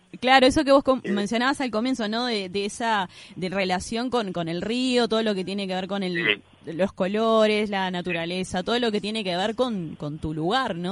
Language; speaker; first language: Spanish; native; Spanish